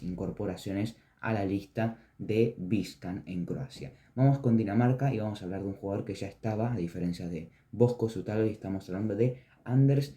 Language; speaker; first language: Spanish; native; Spanish